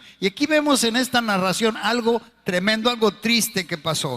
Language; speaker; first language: Spanish; native; Spanish